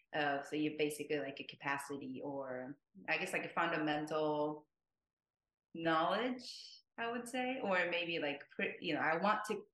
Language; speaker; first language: English; non-native, fluent; Japanese